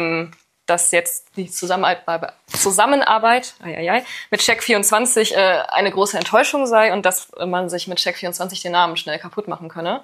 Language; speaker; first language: German; native; German